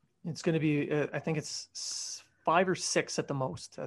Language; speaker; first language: English; native; English